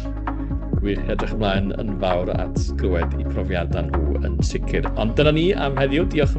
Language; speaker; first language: Welsh; native; Welsh